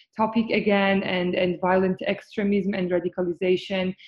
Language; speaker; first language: English; non-native, fluent; Georgian